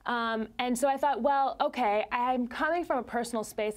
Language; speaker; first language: English; native; English